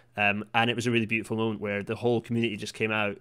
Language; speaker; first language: English; native; English